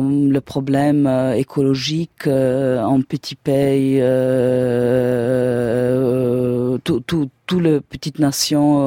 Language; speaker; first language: French; non-native, fluent; German